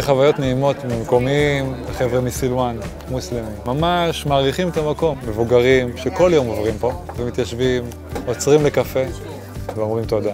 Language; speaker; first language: Hebrew; native; Hebrew